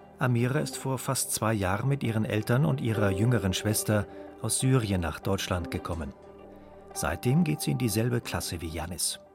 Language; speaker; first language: German; native; German